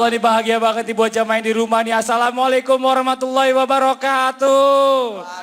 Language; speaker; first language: Indonesian; native; Indonesian